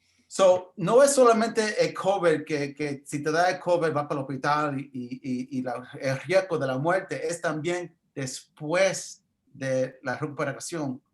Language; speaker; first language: Spanish; early bilingual, heritage; English